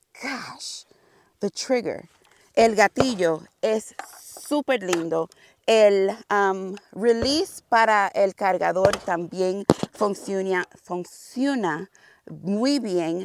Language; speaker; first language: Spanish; non-native, learner; English